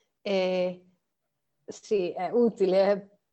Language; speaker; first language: Italian; non-native, learner; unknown